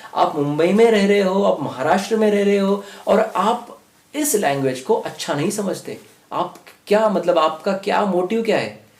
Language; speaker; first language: Hindi; non-native, local second language; Marathi